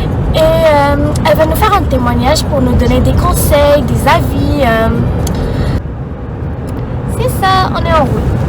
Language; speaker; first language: French; non-native, local second language; Arabic